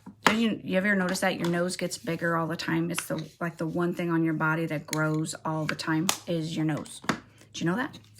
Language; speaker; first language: English; native; English